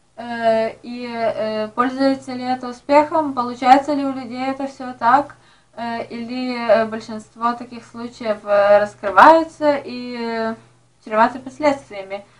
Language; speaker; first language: Russian; non-native, local second language; Ukrainian